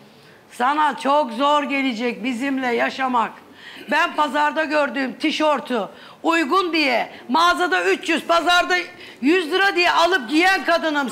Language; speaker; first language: Turkish; native; Turkish